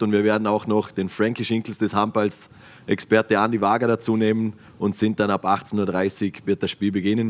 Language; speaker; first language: German; native; German